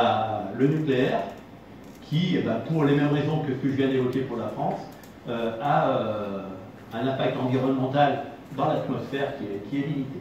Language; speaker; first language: French; native; French